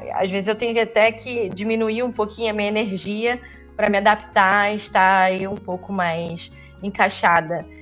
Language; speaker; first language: Portuguese; native; Portuguese